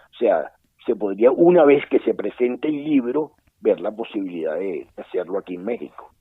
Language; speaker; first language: Spanish; native; Spanish